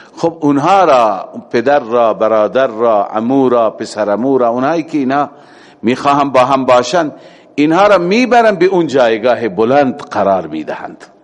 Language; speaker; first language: Persian; native; Persian